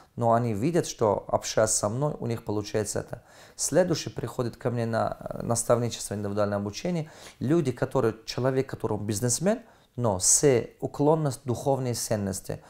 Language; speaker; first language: Russian; non-native, fluent; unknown